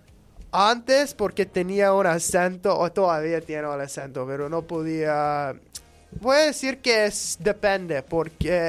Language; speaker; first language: Spanish; non-native, learner; English